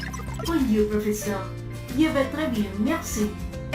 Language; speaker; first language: French; non-native, learner; Spanish